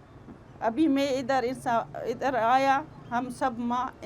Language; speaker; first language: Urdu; non-native, local second language; Baluchi